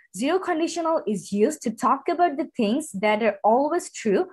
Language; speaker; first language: English; non-native, local second language; Bangla